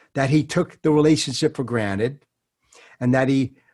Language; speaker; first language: English; native; English